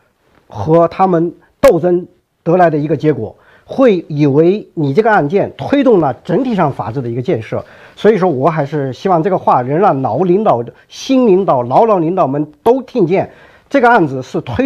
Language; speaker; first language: Chinese; native; Chinese